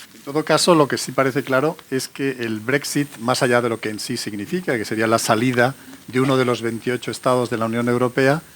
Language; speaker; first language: Spanish; native; Spanish